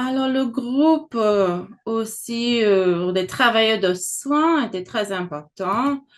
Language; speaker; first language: French; non-native, fluent; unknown